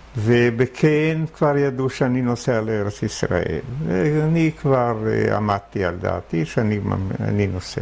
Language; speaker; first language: Hebrew; early bilingual, other home language; German